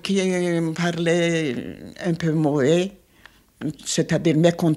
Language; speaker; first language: French; non-native, fluent; Armenian